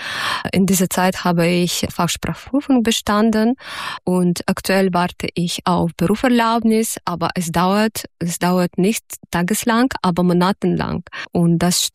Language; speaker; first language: German; non-native, fluent; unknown